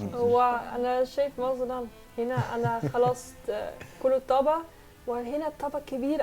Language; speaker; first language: Arabic; non-native, learner; Dutch